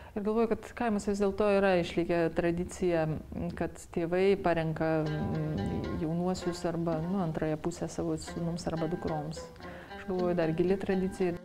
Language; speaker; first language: Lithuanian; native; Lithuanian